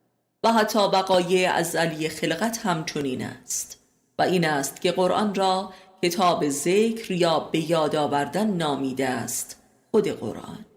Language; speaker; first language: Persian; native; Persian